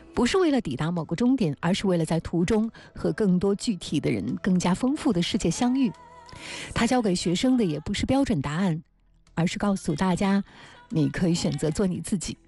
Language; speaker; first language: Chinese; native; Chinese